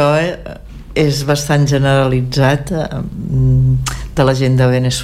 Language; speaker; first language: Catalan; native; Catalan